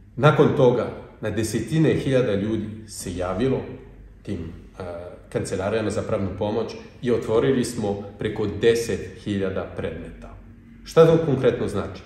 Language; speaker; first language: Bosnian; non-native, fluent; French